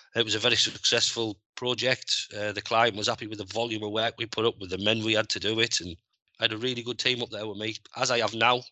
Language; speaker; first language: English; native; English